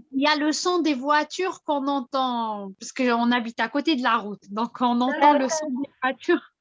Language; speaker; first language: French; non-native, local second language; Arabic